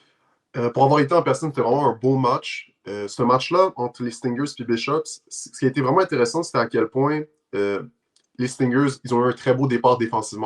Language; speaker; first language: French; native; French